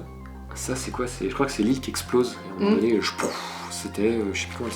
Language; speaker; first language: French; native; French